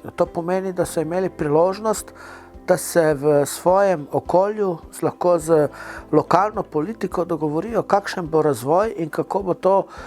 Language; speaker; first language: Slovenian; non-native, local second language; Romany